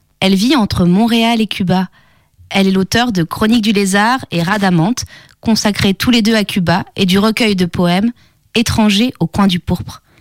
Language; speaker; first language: French; native; French